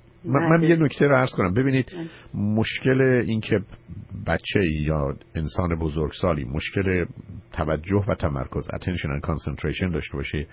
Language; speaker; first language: Persian; native; Persian